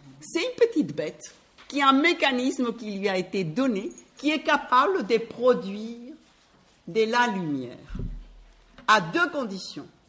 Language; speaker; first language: French; non-native, fluent; Spanish